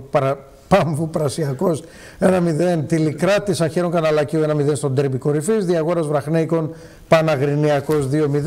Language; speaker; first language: Greek; native; Greek